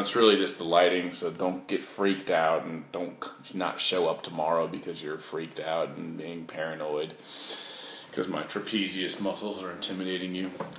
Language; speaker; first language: English; native; English